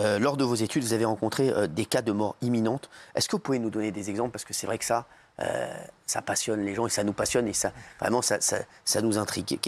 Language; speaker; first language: French; native; French